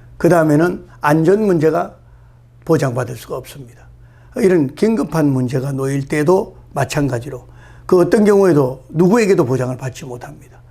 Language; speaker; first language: Korean; native; Korean